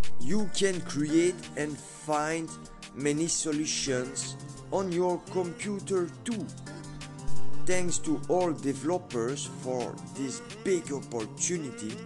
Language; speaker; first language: English; non-native, learner; French